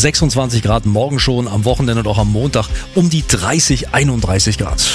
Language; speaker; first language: German; native; German